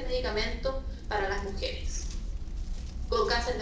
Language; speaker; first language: Spanish; native; Spanish